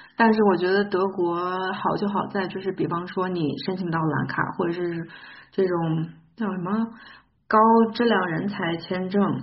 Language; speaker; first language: Chinese; native; Chinese